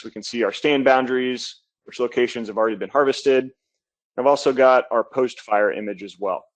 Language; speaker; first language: English; native; English